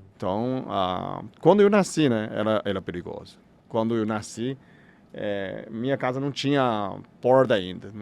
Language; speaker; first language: Portuguese; non-native, fluent; Chinese